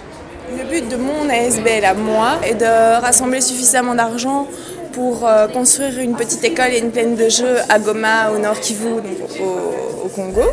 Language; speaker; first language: French; native; French